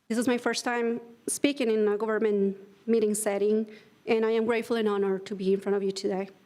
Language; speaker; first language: English; non-native, fluent; Spanish